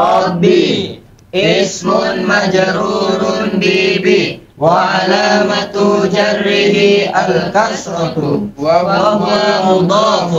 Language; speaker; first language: Arabic; non-native, learner; Indonesian